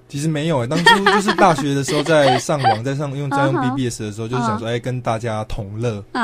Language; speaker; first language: Chinese; native; Chinese